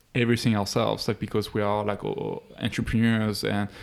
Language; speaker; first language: English; non-native, fluent; French